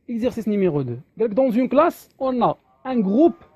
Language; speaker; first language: French; non-native, local second language; Arabic